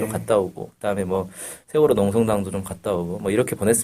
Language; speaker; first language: Korean; native; Korean